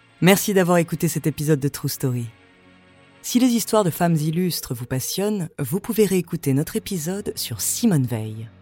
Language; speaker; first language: French; native; French